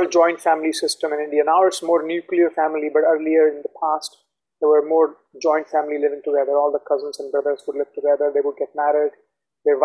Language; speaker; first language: English; non-native, local second language; Hindi